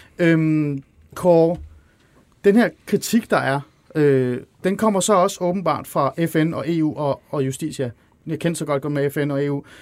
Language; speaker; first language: Danish; early bilingual, other home language; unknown